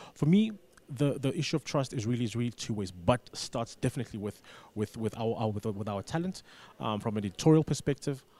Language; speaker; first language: English; non-native, local second language; Xhosa